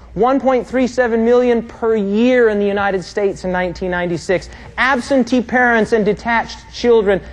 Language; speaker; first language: English; native; English